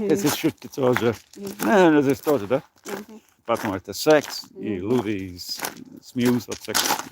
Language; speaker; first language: Russian; non-native, learner; English